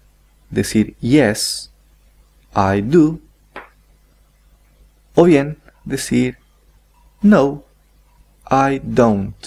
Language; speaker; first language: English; non-native, fluent; Spanish